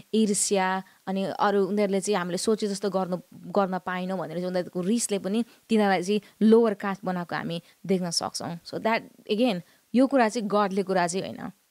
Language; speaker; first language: Nepali; native; Nepali